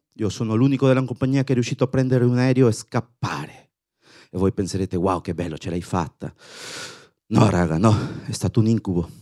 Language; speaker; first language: Italian; non-native, fluent; Spanish